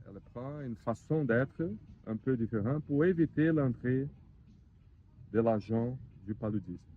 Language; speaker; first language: French; non-native, learner; Portuguese